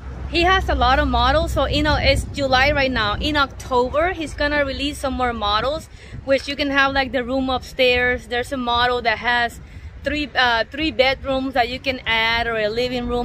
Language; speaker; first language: English; non-native, local second language; Spanish